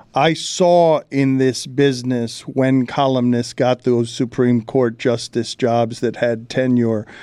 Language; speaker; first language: English; early bilingual, other home language; Spanish